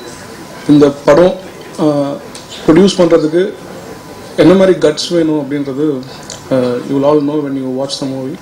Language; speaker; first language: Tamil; native; Tamil